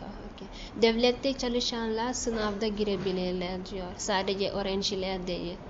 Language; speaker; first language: Turkish; non-native, learner; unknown